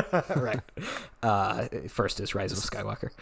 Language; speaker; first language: English; native; English